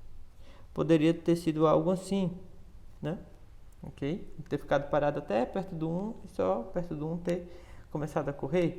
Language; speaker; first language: Portuguese; native; Portuguese